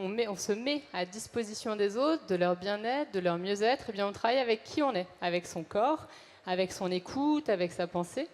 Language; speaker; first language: French; native; French